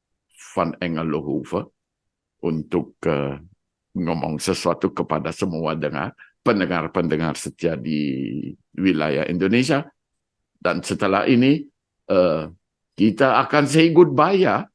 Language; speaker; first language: Indonesian; non-native, fluent; Dutch